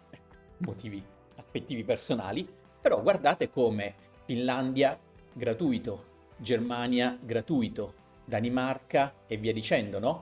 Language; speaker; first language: Italian; native; Italian